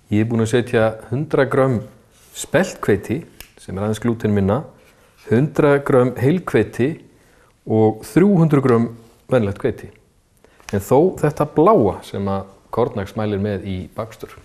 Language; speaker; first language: Icelandic; native; Icelandic